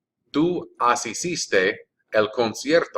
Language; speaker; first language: Spanish; non-native, fluent; English